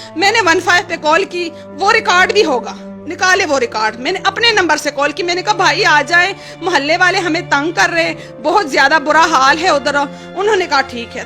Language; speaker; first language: Urdu; non-native, local second language; Pashto